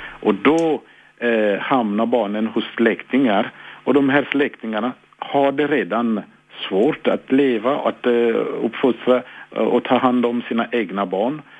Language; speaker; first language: Swedish; non-native, fluent; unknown